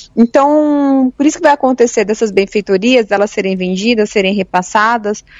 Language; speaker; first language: Portuguese; native; Portuguese